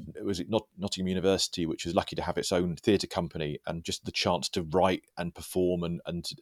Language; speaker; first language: English; native; English